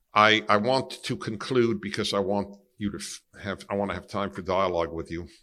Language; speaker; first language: English; native; English